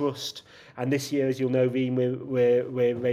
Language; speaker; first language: English; native; English